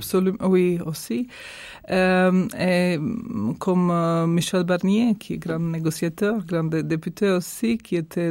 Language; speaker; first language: French; non-native, fluent; Croatian